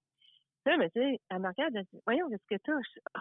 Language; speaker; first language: French; native; French